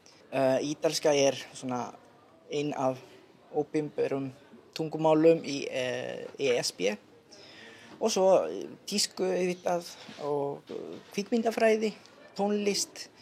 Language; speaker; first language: Icelandic; non-native, fluent; Italian